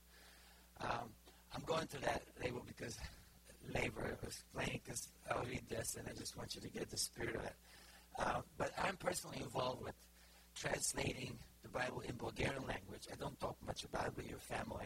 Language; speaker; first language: English; non-native, fluent; Bulgarian